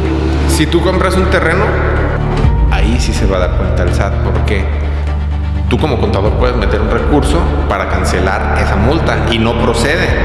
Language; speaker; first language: Spanish; native; Spanish